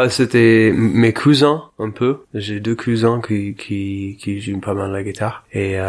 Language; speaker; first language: French; non-native, learner; English